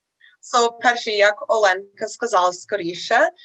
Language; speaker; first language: Ukrainian; early bilingual, heritage; Ukrainian